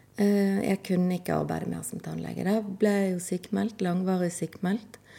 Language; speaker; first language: Norwegian; native; Norwegian